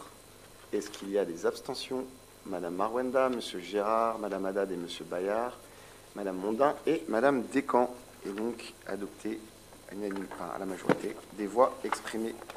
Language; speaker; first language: French; native; French